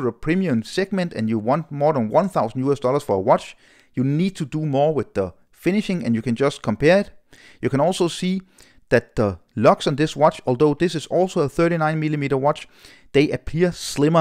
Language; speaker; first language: English; non-native, fluent; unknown